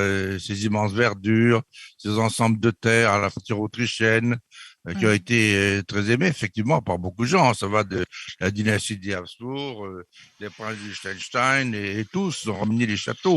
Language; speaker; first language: French; native; French